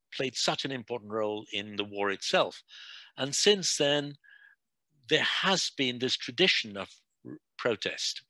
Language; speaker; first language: English; non-native, local second language; Bangla